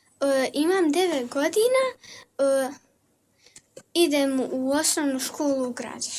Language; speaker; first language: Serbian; early bilingual, heritage; Serbian